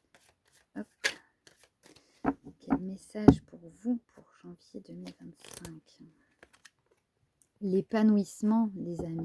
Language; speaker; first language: French; native; French